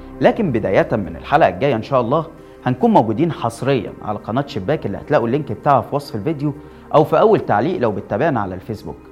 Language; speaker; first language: Arabic; native; Arabic